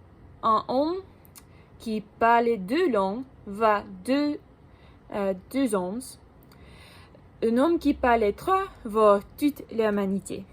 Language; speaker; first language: French; non-native, learner; English